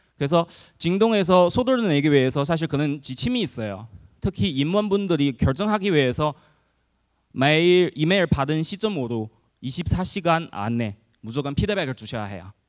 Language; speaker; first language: Korean; non-native, fluent; Chinese